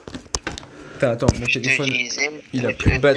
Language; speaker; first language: French; native; French